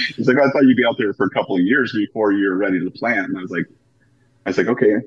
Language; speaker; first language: English; native; English